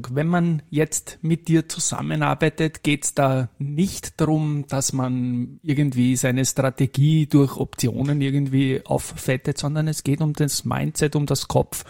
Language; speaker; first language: German; native; German